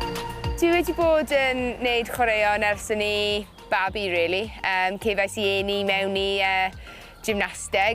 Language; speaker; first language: Welsh; non-native, local second language; English